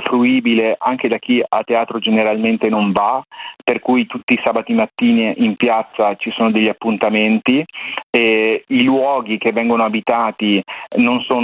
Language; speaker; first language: Italian; native; Italian